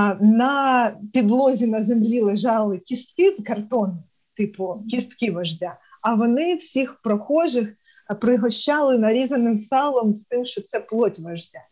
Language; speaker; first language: Ukrainian; non-native, local second language; Russian